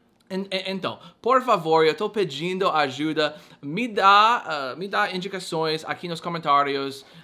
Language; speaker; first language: Portuguese; non-native, fluent; English